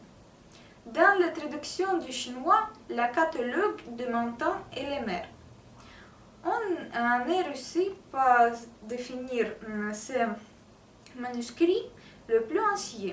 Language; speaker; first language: French; non-native, learner; Russian